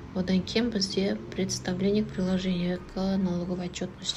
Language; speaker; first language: Russian; non-native, local second language; Kazakh